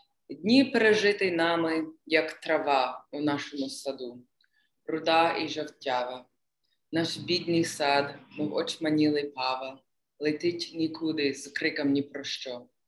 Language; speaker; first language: Ukrainian; non-native, fluent; English